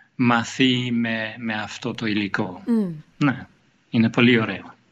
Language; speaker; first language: Greek; non-native, fluent; German